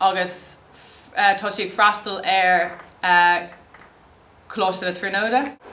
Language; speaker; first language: Irish; non-native, local second language; English